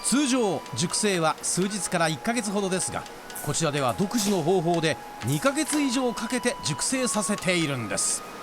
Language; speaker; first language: Japanese; native; Japanese